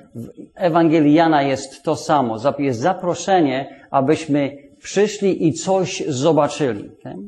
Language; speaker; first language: Polish; non-native, fluent; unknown